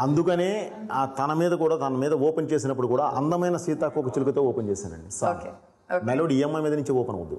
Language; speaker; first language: Telugu; native; Telugu